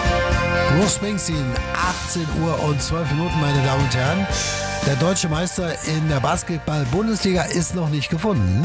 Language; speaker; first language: German; native; German